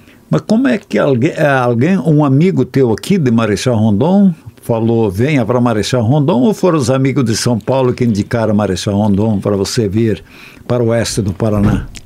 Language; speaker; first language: Portuguese; native; Portuguese